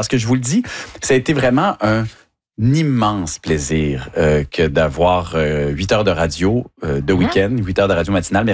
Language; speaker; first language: French; native; French